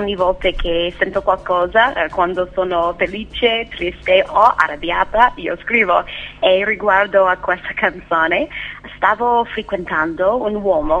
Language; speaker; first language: Italian; non-native, learner; English